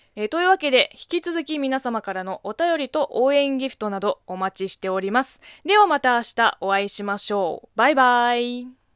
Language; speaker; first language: Japanese; non-native, fluent; Chinese